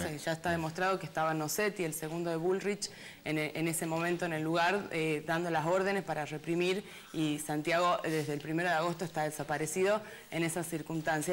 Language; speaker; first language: Spanish; native; Spanish